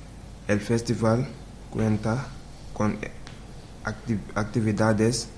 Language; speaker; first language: Spanish; non-native, learner; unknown